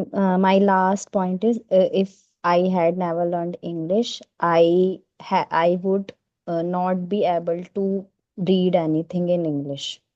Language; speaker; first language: English; non-native, learner; Hindi